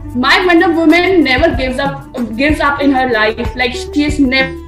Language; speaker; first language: English; non-native, local second language; Hindi